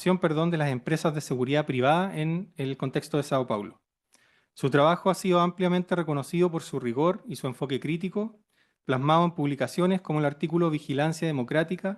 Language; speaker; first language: Spanish; native; Spanish